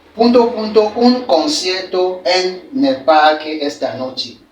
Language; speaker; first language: Spanish; non-native, fluent; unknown